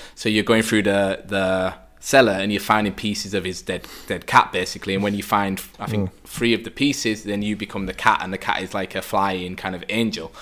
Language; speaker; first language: English; native; English